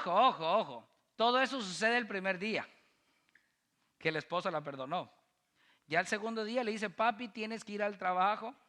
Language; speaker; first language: Spanish; native; Spanish